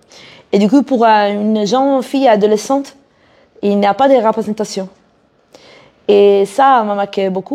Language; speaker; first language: French; non-native, fluent; Italian